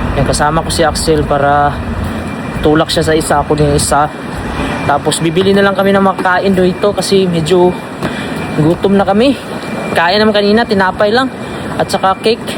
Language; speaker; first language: Filipino; non-native, local second language; Cebuano